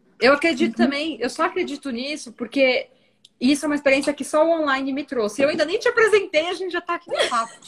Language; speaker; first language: Portuguese; native; Portuguese